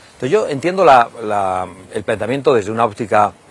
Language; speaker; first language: Spanish; native; Spanish